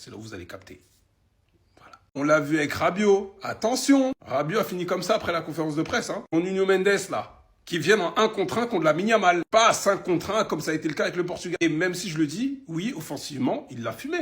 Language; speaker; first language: French; native; French